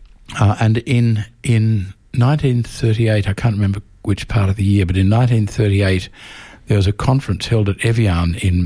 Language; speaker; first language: English; native; English